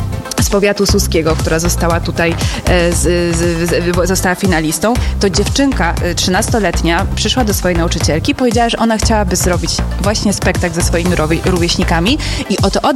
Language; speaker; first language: Polish; native; Polish